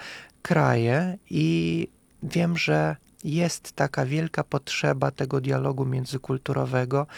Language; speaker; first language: Polish; non-native, fluent; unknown